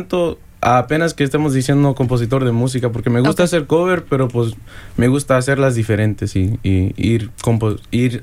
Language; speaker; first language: Spanish; early bilingual, heritage; Spanish